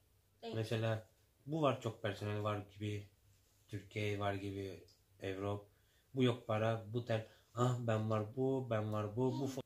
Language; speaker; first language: Turkish; non-native, learner; English